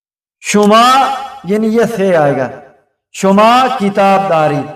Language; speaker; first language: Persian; non-native, fluent; Urdu